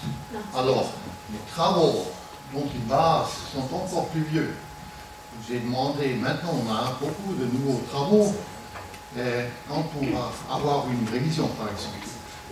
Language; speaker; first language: French; non-native, local second language; German